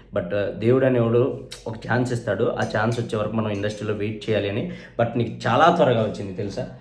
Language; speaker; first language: Telugu; native; Telugu